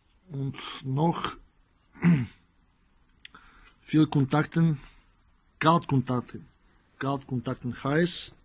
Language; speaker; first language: German; non-native, learner; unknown